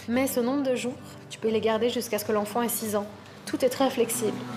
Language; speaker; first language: French; native; French